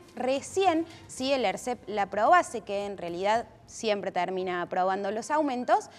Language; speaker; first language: Spanish; native; Spanish